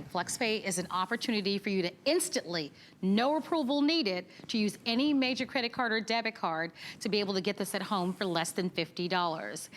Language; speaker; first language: English; native; English